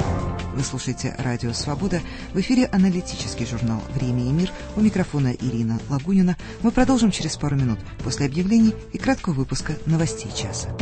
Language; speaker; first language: Russian; native; Russian